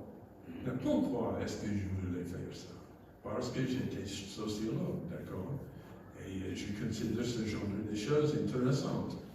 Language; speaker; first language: French; non-native, fluent; English